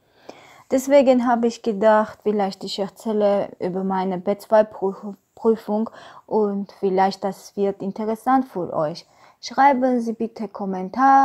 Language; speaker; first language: German; non-native, learner; Armenian